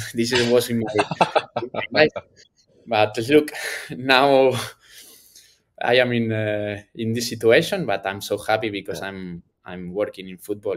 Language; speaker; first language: English; non-native, learner; Spanish